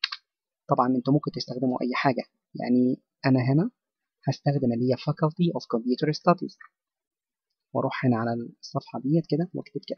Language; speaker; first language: Arabic; native; Arabic